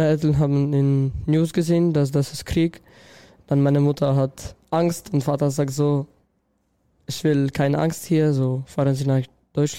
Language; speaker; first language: German; non-native, learner; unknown